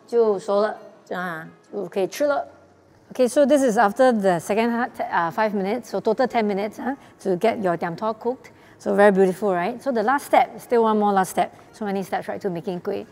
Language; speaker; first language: English; non-native, local second language; Chinese